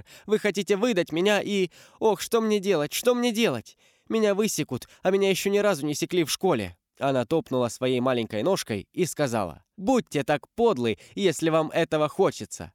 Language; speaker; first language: Russian; native; Russian